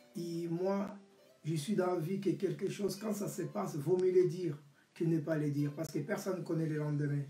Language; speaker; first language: French; non-native, local second language; Lingala